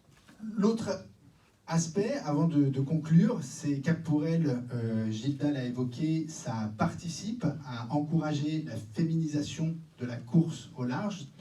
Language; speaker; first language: French; native; French